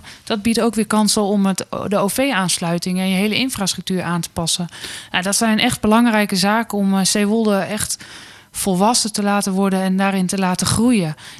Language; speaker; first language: Dutch; native; Dutch